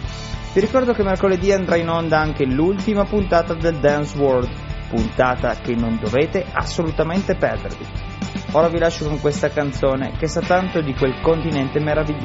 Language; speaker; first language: Italian; native; Italian